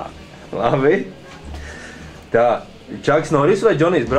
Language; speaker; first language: Latvian; native; Latvian